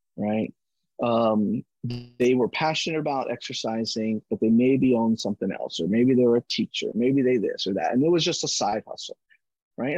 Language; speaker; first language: English; native; English